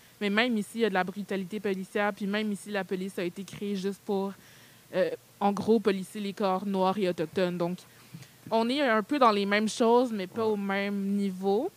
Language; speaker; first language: French; native; French